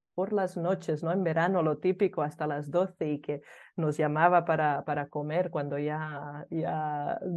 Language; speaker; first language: Spanish; early bilingual, other home language; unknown